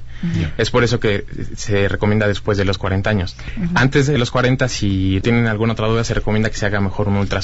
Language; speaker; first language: Spanish; native; Spanish